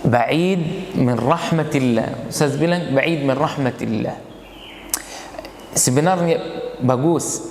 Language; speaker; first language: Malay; non-native, fluent; Arabic